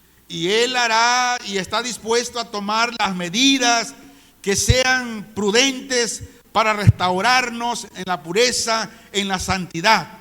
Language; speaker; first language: Spanish; native; Spanish